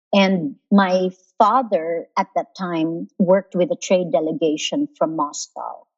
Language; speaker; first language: English; non-native, local second language; Filipino